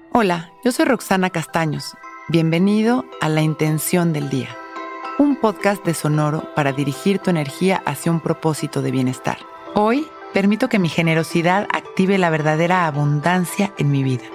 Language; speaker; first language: Spanish; native; Spanish